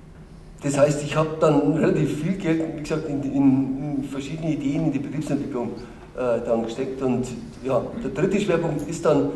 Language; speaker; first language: German; native; German